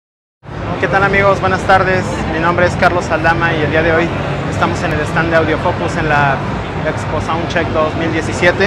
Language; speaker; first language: Spanish; native; Spanish